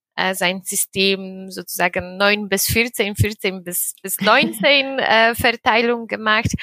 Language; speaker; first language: German; non-native, fluent; Polish